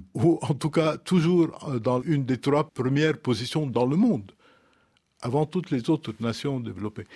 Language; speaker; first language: French; non-native, local second language; Arabic